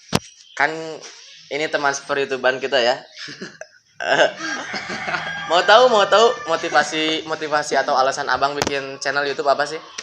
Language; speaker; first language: Indonesian; non-native, local second language; Sundanese